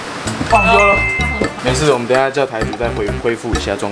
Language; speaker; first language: Chinese; native; Chinese